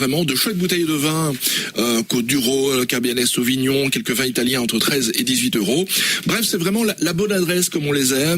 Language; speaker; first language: French; native; French